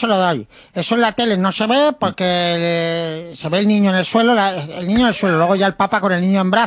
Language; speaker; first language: Spanish; native; Spanish